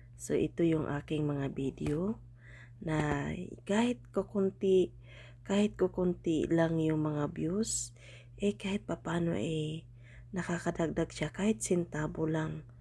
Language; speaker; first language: Filipino; native; Filipino